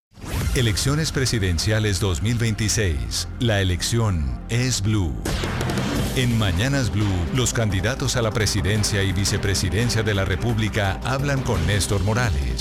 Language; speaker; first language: Spanish; native; Spanish